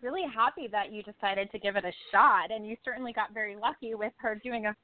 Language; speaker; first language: English; native; English